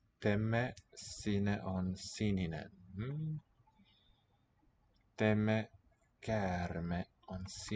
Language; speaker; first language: Finnish; non-native, learner; English